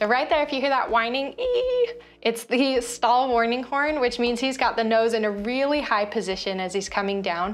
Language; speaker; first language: English; native; English